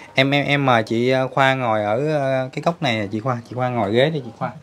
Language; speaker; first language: Vietnamese; native; Vietnamese